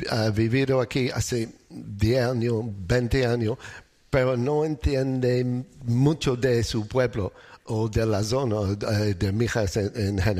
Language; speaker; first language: Spanish; non-native, learner; English